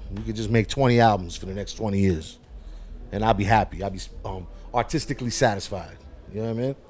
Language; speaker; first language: English; native; English